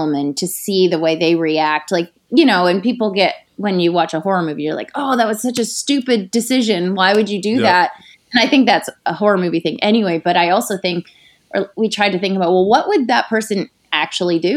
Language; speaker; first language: English; native; English